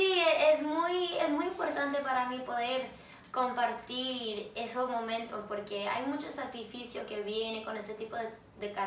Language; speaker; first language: Spanish; early bilingual, heritage; English